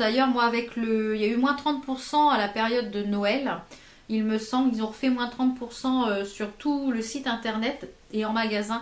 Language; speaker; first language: French; native; French